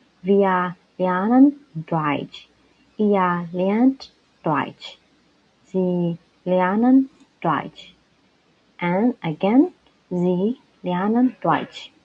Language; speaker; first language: German; non-native, learner; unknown